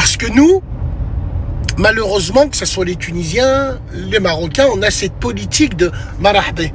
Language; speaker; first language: French; native; French